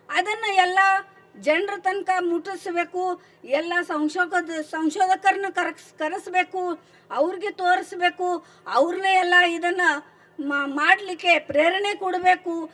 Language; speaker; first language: Kannada; non-native, local second language; Marathi